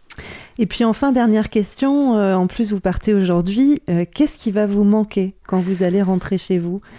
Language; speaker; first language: French; native; French